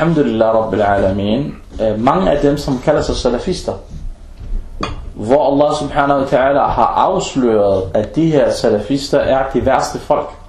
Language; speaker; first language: Danish; non-native, fluent; Arabic